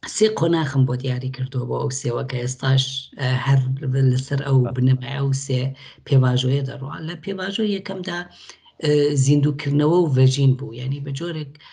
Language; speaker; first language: Central Kurdish; native; Central Kurdish